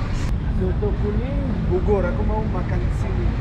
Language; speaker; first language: Indonesian; non-native, learner; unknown